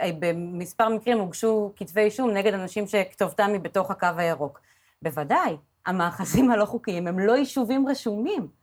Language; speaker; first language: Hebrew; native; Hebrew